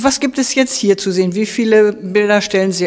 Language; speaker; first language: German; native; German